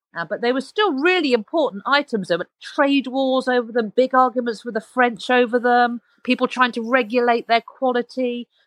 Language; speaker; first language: English; native; English